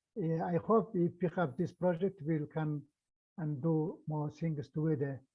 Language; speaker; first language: English; non-native, learner; Mongolian